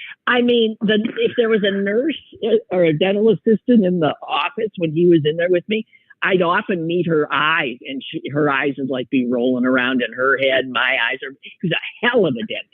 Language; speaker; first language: English; native; English